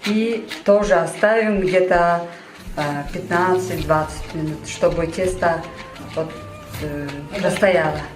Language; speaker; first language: Russian; non-native, local second language; Kyrgyz